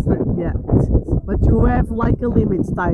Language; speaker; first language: English; non-native, learner; Portuguese